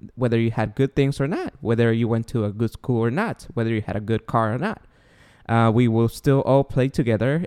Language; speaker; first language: English; non-native, fluent; Spanish